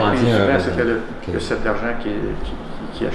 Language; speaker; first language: French; native; French